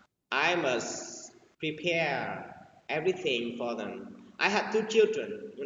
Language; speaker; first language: English; non-native, learner; Vietnamese